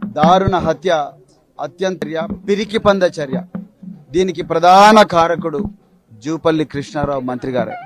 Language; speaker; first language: Telugu; native; Telugu